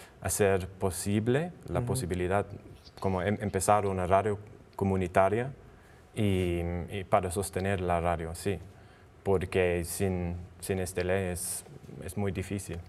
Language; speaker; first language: Spanish; non-native, learner; English